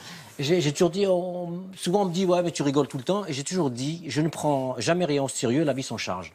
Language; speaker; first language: French; native; French